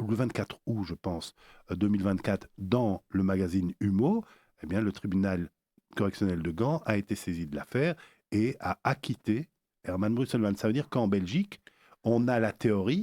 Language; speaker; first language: French; native; French